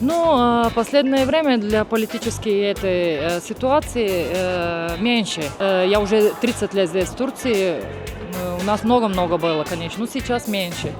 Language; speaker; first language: Russian; non-native, learner; Bulgarian